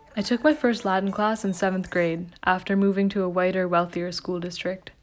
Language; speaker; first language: English; early bilingual, other home language; Hindi